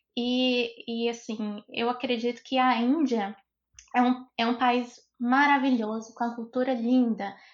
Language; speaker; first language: Portuguese; native; Portuguese